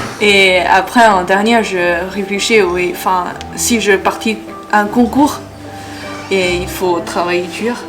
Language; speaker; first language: French; non-native, learner; Chinese